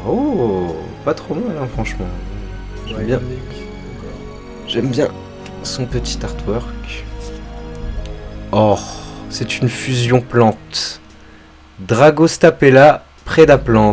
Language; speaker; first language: French; native; French